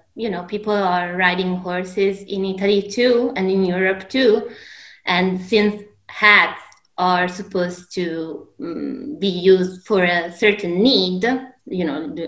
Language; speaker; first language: English; non-native, fluent; Italian